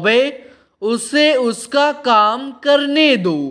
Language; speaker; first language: Hindi; non-native, fluent; Bangla